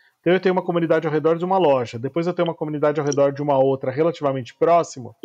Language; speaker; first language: Portuguese; native; Portuguese